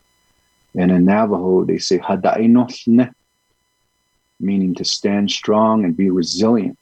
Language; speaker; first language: English; early bilingual, other home language; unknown